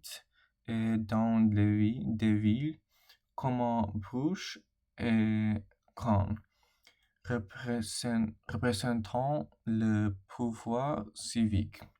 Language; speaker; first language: French; non-native, learner; English